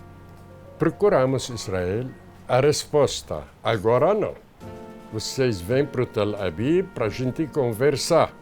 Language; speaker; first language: Portuguese; non-native, fluent; Arabic